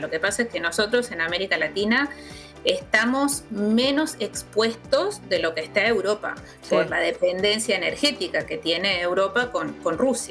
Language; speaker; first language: Spanish; native; Spanish